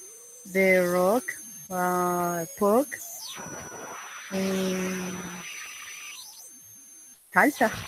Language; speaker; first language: English; non-native, learner; Spanish